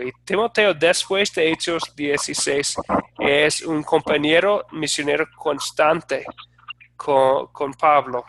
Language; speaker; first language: Spanish; non-native, fluent; English